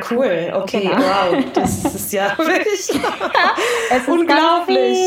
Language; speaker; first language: German; native; German